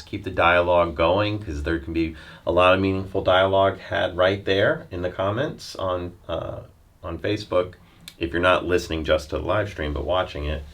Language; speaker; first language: English; native; English